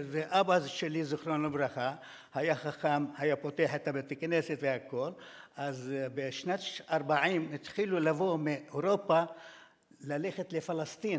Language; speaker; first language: Hebrew; non-native, fluent; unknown